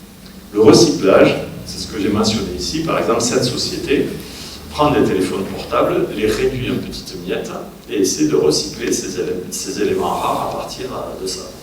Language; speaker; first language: French; native; French